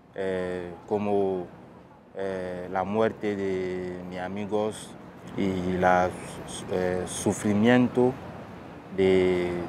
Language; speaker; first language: Spanish; non-native, fluent; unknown